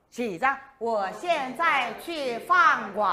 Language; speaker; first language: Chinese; non-native, fluent; Korean